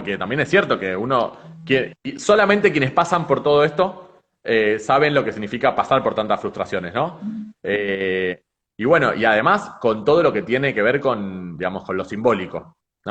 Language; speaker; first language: Spanish; native; Spanish